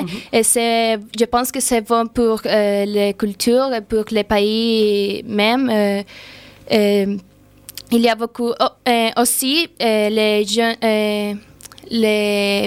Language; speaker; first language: French; non-native, learner; Spanish